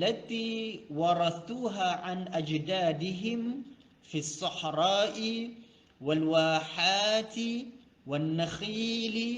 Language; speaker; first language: Arabic; non-native, fluent; Malay